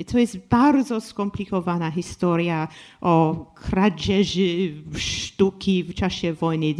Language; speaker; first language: Polish; non-native, fluent; English